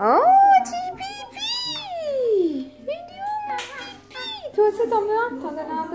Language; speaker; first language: French; native; French